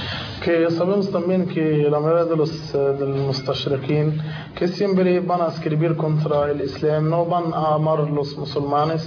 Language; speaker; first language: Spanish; non-native, learner; Arabic